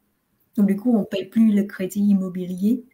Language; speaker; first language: French; non-native, fluent; Vietnamese